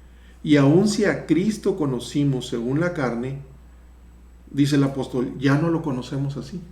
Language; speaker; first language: Spanish; native; Spanish